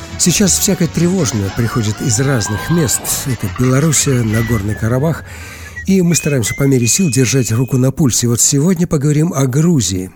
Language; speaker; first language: Russian; native; Russian